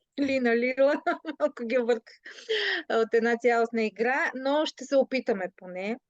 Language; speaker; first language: Bulgarian; native; Bulgarian